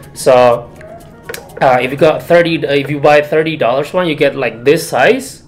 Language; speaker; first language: English; non-native, fluent; Indonesian